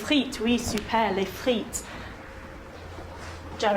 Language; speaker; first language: French; non-native, fluent; English